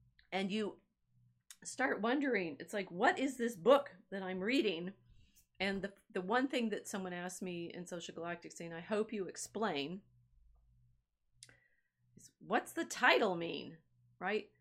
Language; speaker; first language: English; native; English